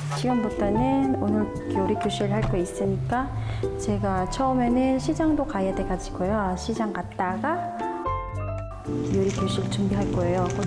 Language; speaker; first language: Korean; non-native, learner; Filipino